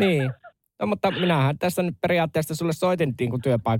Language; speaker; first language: Finnish; native; Finnish